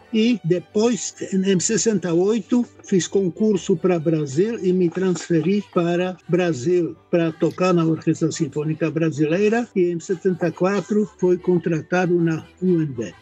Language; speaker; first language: Portuguese; non-native, fluent; Czech